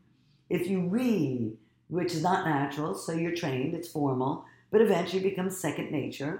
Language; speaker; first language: English; native; English